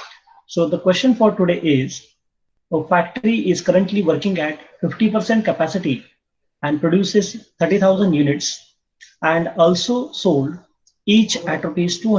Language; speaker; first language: English; non-native, local second language; Marathi